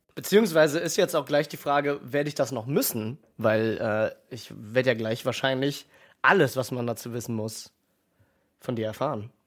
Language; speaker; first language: German; native; German